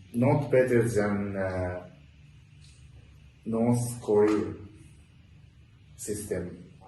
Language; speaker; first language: English; non-native, learner; Japanese